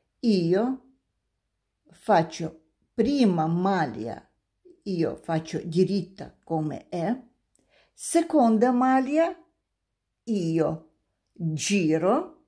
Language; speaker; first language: Italian; non-native, learner; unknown